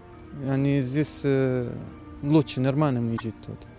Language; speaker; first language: Russian; non-native, learner; Arabic